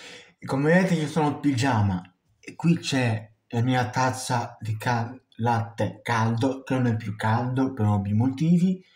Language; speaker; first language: Italian; non-native, fluent; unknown